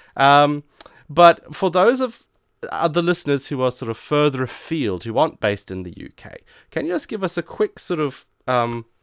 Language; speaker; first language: English; native; English